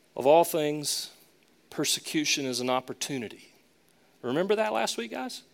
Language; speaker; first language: English; native; English